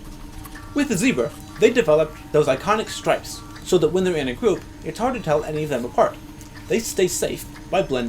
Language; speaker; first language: English; native; English